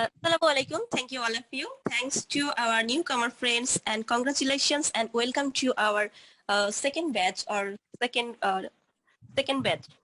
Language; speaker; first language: English; non-native, fluent; Bangla